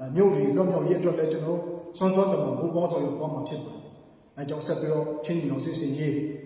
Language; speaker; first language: Burmese; non-native, local second language; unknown